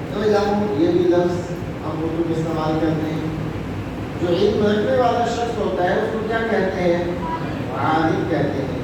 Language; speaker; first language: Urdu; native; Urdu